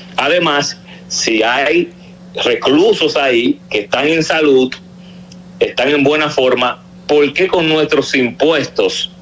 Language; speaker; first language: Spanish; native; Spanish